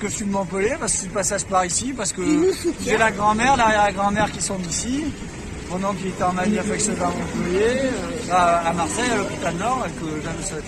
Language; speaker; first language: French; native; French